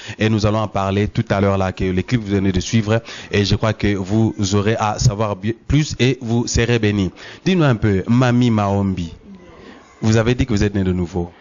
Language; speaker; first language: French; non-native, local second language; Lingala